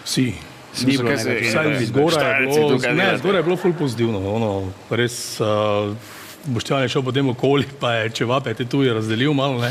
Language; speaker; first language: Slovenian; native; Slovenian